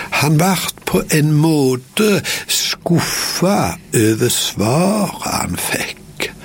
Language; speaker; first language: Norwegian; native; Norwegian